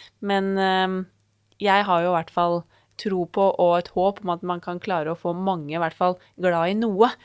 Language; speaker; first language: Norwegian; native; Norwegian